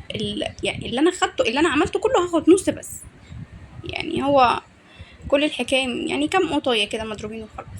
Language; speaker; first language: Arabic; native; Arabic